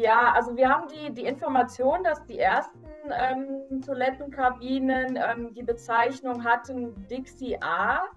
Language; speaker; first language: German; native; German